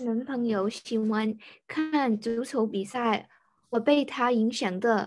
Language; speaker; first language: Chinese; non-native, learner; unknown